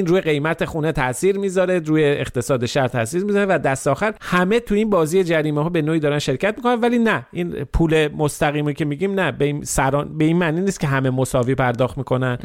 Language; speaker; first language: Persian; native; Persian